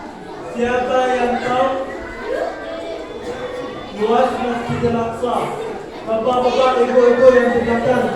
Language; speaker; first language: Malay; non-native, learner; Arabic